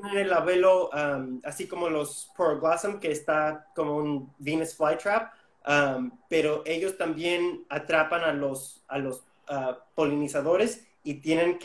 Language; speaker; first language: Spanish; non-native, fluent; English